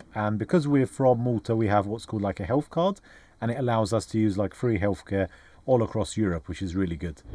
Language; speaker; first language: English; native; English